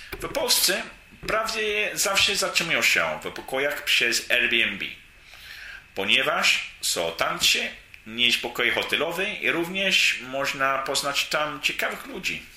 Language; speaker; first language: Polish; non-native, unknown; English